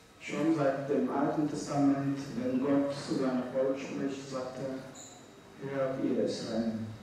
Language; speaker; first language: German; non-native, fluent; Arabic